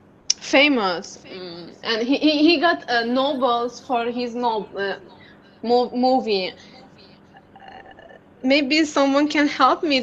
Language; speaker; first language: English; non-native, learner; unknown